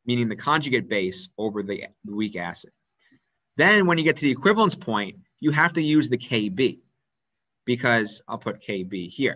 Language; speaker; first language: English; native; English